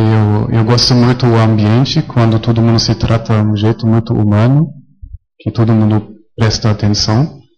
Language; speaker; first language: Portuguese; non-native, fluent; German